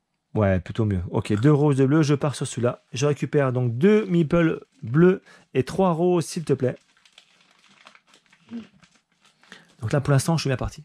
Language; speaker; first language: French; native; French